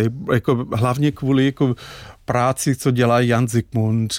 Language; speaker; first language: Czech; non-native, fluent; English